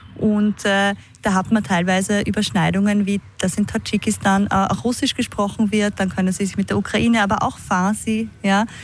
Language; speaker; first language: German; native; German